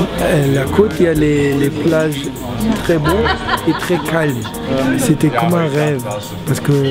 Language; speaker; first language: French; non-native, fluent; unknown